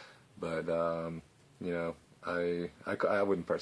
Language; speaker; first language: English; native; English